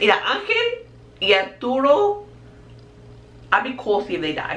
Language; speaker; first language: English; early bilingual, other home language; Spanish